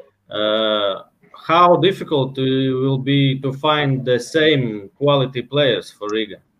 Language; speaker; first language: English; non-native, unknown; Latvian